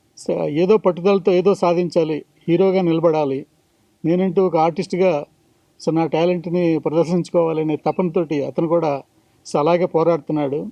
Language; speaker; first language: Telugu; native; Telugu